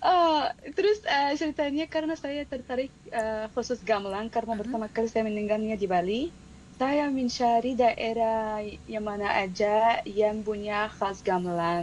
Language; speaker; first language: Indonesian; non-native, fluent; Arabic